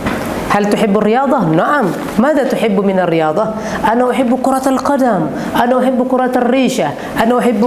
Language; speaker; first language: Arabic; non-native, fluent; Indonesian